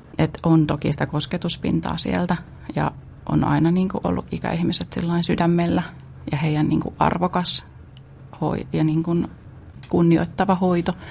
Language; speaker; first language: Finnish; native; Finnish